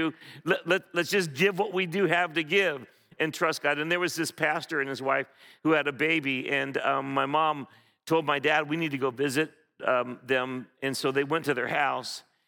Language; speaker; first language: English; native; English